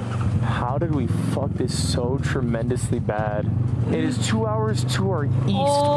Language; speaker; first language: English; native; English